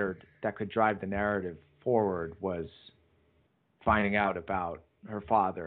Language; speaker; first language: English; native; English